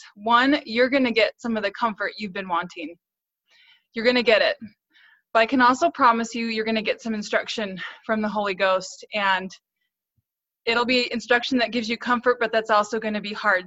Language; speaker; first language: English; native; English